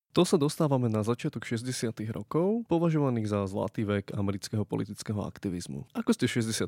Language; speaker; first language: Slovak; native; Slovak